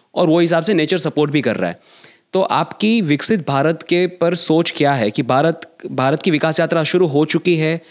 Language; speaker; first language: Hindi; non-native, local second language; Gujarati